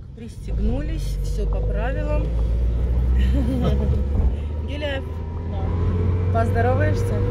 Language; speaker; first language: Russian; native; Russian